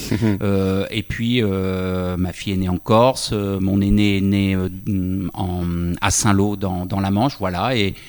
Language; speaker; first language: French; native; French